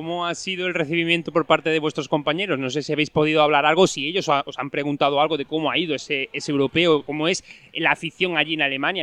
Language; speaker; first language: Spanish; native; Spanish